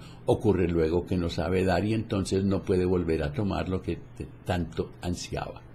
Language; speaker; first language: Spanish; native; Spanish